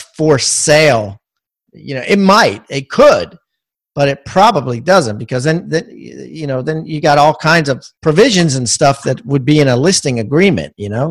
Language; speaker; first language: English; native; English